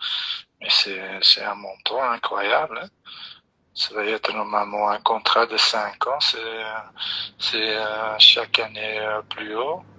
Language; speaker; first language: French; non-native, local second language; Dutch